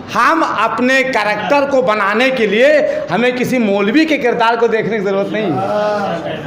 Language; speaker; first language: Urdu; native; Urdu